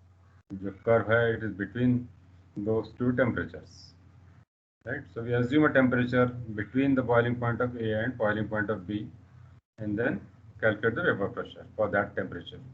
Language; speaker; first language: English; non-native, local second language; Hindi